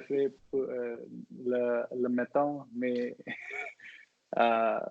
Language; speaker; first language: French; non-native, learner; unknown